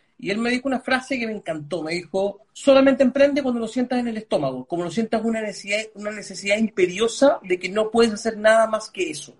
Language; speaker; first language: Spanish; early bilingual, other home language; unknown